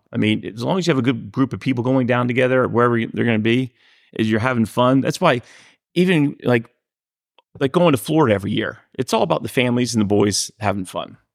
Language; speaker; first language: English; native; English